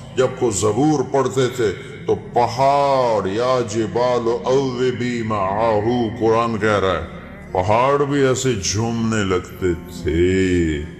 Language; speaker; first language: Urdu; non-native, local second language; Punjabi